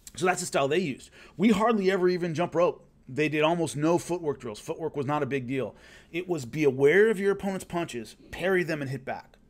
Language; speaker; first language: English; native; English